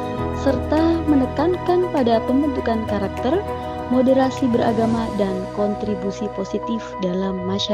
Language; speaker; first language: Indonesian; native; Indonesian